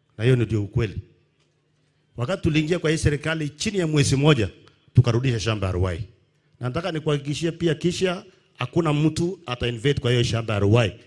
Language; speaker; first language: Swahili; non-native, local second language; Kalenjin